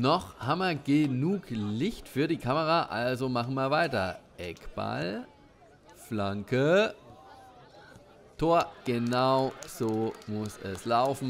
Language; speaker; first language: German; native; German